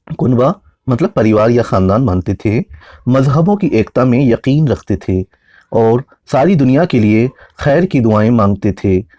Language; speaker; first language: Hindi; native; Hindi